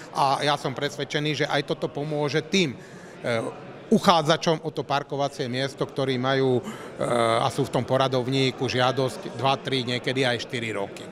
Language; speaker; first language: Slovak; native; Slovak